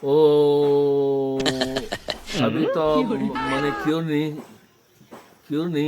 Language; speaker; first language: Hindi; non-native, local second language; Mizo